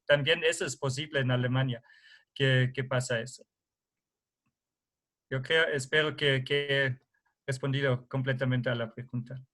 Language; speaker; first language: Spanish; non-native, fluent; German